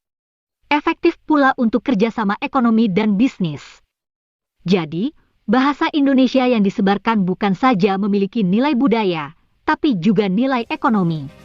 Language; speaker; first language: Indonesian; native; Indonesian